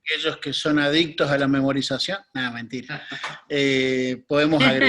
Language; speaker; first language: Spanish; native; Spanish